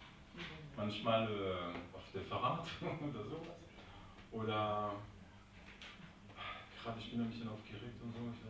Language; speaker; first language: German; non-native, local second language; French